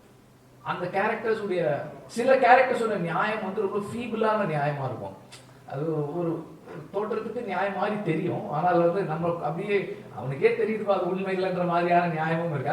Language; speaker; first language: Tamil; native; Tamil